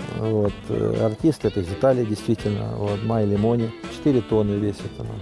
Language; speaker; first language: Russian; native; Russian